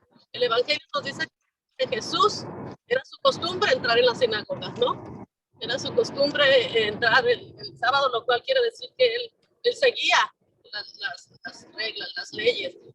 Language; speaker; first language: Spanish; native; Spanish